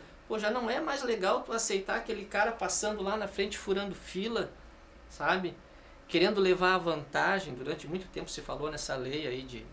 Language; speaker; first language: Portuguese; native; Portuguese